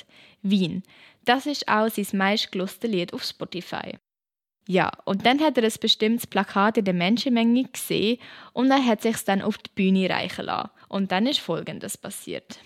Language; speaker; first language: German; native; German